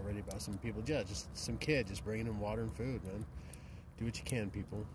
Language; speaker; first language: English; native; English